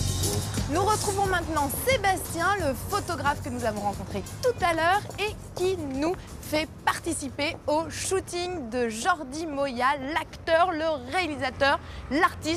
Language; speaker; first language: French; native; French